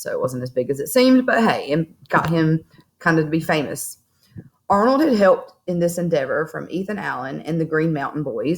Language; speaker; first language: English; native; English